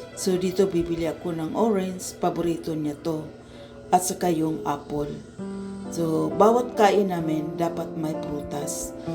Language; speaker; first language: Filipino; non-native, local second language; Cebuano